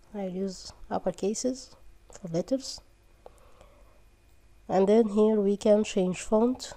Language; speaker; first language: English; non-native, fluent; Arabic